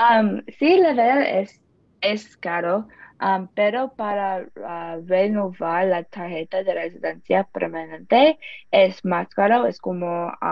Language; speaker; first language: Spanish; non-native, learner; English